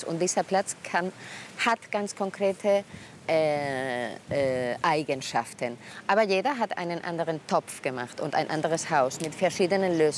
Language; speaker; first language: German; non-native, fluent; Spanish